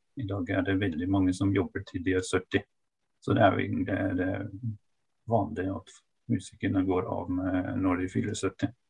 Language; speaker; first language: Norwegian; non-native, fluent; German